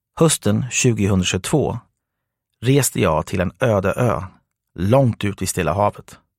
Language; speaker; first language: Swedish; non-native, fluent; English